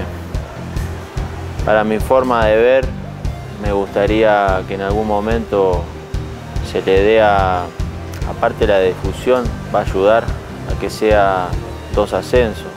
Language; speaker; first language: Spanish; native; Spanish